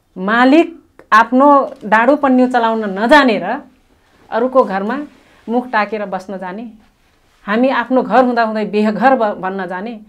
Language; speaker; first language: Nepali; non-native, local second language; Rana Tharu